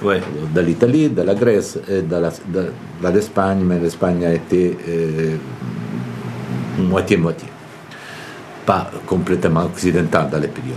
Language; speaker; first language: French; non-native, fluent; Italian